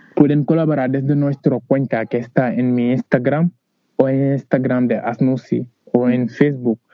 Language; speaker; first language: Spanish; non-native, learner; Wolof